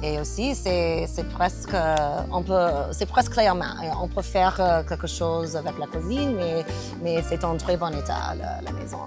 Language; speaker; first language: French; non-native, fluent; English